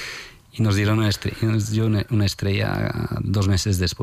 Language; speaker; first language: Spanish; non-native, fluent; French